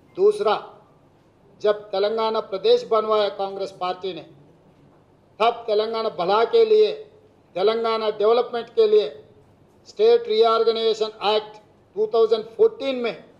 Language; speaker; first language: Hindi; non-native, local second language; Telugu